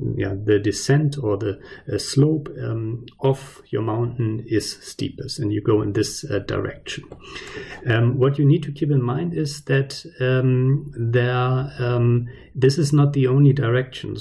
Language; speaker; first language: English; non-native, fluent; German